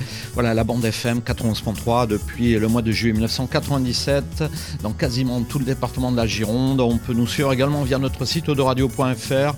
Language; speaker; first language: French; native; French